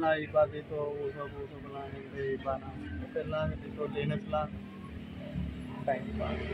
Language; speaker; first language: Filipino; non-native, learner; Punjabi